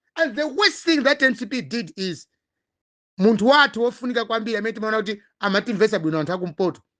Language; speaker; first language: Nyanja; non-native, local second language; Tumbuka